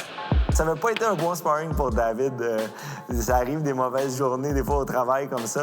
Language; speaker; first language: French; native; French